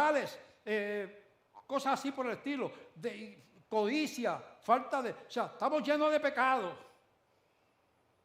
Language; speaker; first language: Spanish; native; Spanish